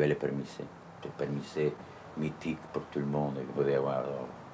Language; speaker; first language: French; non-native, learner; Italian